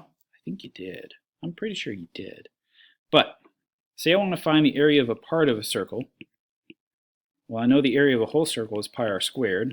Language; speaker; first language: English; native; English